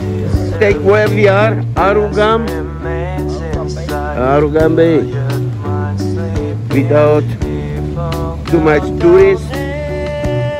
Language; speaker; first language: English; non-native, learner; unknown